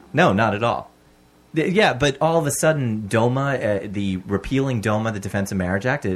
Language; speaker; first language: English; native; English